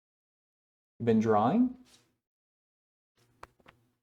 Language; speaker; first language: English; native; English